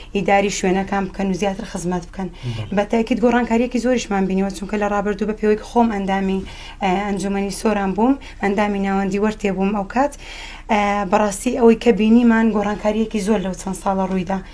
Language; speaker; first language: Central Kurdish; native; Central Kurdish